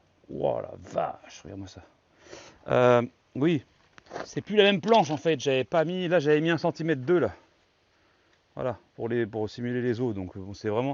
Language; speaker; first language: French; native; French